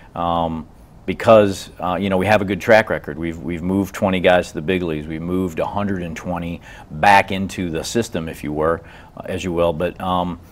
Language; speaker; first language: English; native; English